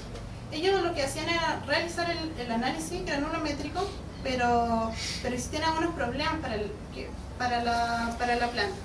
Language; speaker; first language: Spanish; native; Spanish